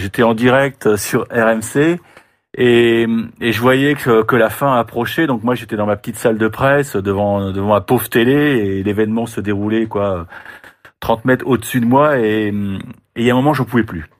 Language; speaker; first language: French; native; French